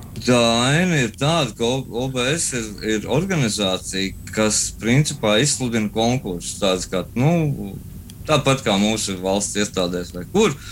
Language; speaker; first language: Latvian; native; Latvian